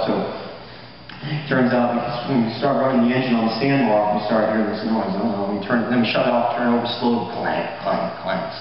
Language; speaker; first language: English; native; English